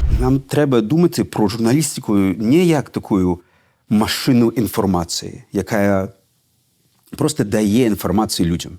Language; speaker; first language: Ukrainian; non-native, learner; Russian